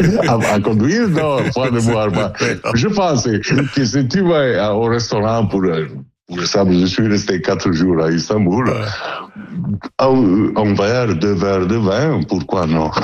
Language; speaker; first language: French; non-native, learner; Italian